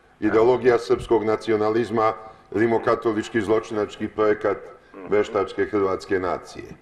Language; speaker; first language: Serbian; native; Serbian